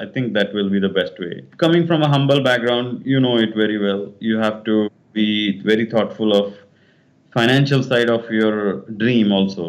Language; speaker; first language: English; non-native, local second language; Kannada